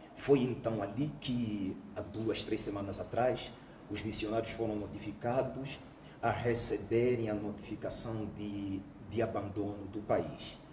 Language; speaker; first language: Portuguese; native; Portuguese